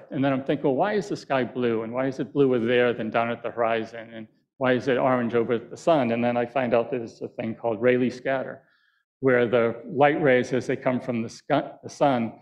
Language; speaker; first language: English; native; English